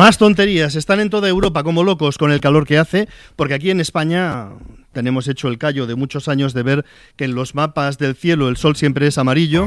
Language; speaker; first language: Spanish; native; Spanish